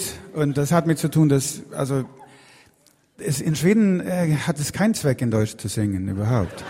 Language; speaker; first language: German; non-native, fluent; Swedish